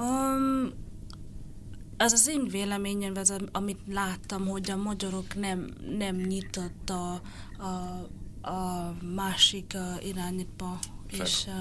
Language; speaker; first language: Hungarian; non-native, learner; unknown